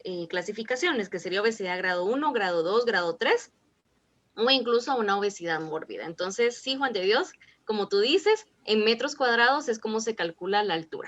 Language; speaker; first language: Spanish; native; Spanish